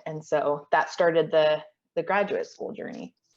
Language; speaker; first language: English; native; English